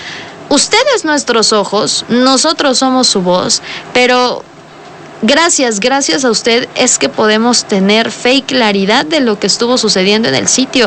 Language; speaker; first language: Spanish; native; Spanish